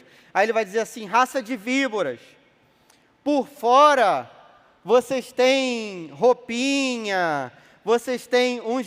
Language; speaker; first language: Portuguese; native; Portuguese